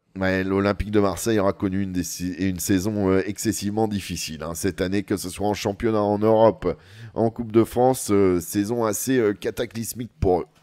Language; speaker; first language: French; native; French